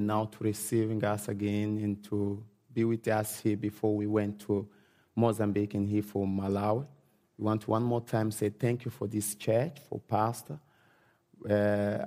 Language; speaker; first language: English; non-native, learner; Portuguese